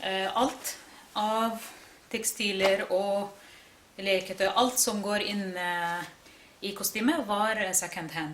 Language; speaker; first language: Norwegian; non-native, fluent; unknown